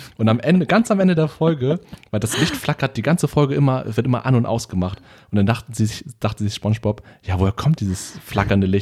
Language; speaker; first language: German; early bilingual, other home language; Vietnamese